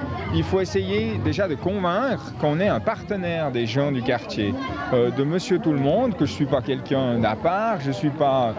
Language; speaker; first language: French; native; French